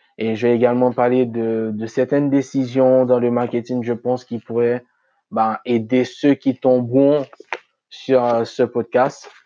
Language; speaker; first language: French; non-native, local second language; Haitian Creole